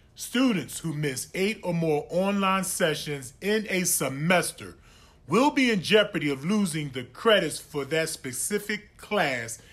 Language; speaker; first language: English; native; English